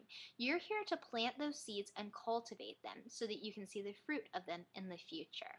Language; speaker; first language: English; native; English